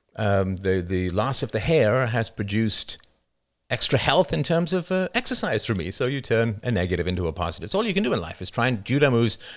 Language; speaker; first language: English; native; English